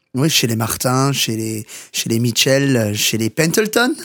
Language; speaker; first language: French; native; French